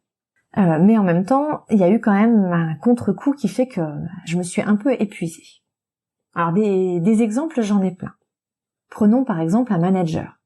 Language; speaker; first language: French; native; French